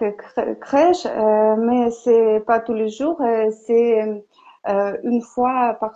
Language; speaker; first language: French; non-native, learner; Ukrainian